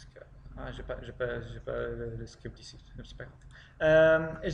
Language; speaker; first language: French; non-native, fluent; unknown